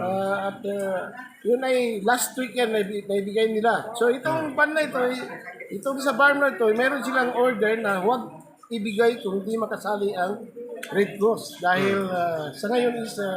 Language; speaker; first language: Filipino; non-native, local second language; Maguindanaon